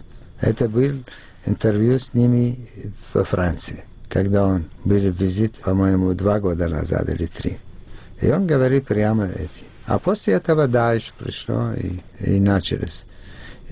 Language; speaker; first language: Russian; non-native, fluent; Arabic